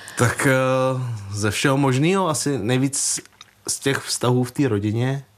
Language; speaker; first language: Czech; early bilingual, other home language; Vietnamese